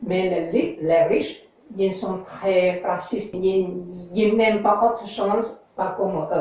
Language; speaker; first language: French; non-native, learner; English